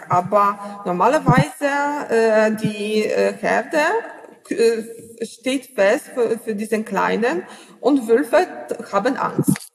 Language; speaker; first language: German; non-native, learner; Polish